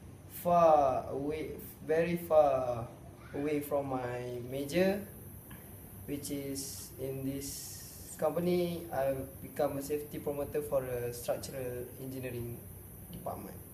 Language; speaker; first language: English; non-native, local second language; Malay